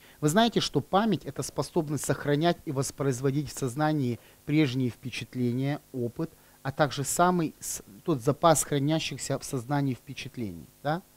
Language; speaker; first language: Russian; native; Russian